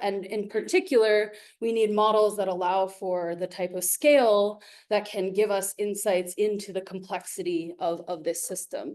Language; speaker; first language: English; native; English